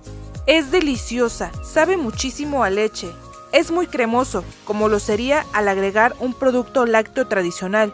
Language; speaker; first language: Spanish; native; Spanish